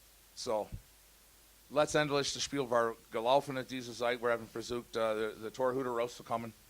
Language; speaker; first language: German; non-native, learner; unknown